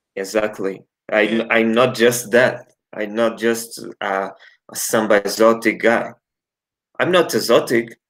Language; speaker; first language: English; non-native, learner; Portuguese